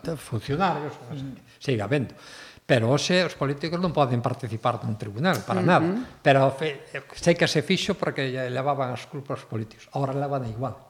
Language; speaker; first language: Galician; native; Galician